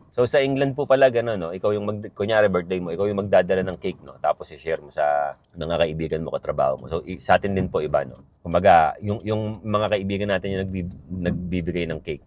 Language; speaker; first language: Filipino; native; Filipino